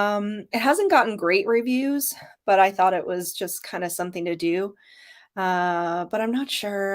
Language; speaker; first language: English; native; English